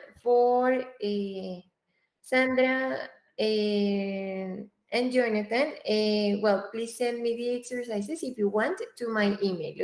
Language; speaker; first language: English; non-native, fluent; Spanish